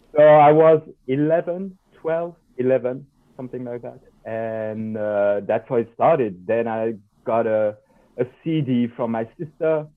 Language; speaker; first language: English; non-native, fluent; French